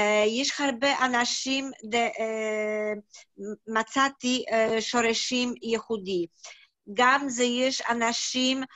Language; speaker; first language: Hebrew; non-native, learner; Polish